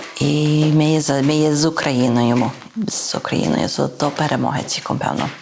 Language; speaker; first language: Ukrainian; early bilingual, heritage; Ukrainian